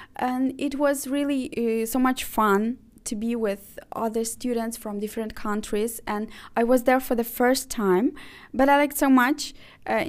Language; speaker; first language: English; non-native, fluent; Azerbaijani